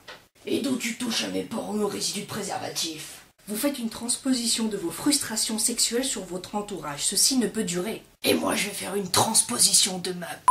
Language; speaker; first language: French; native; French